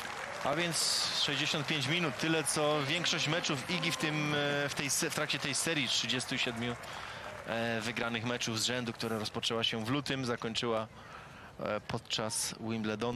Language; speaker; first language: Polish; native; Polish